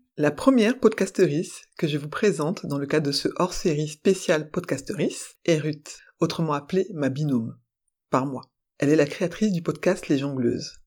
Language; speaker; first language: French; native; French